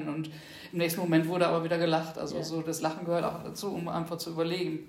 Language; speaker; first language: German; native; German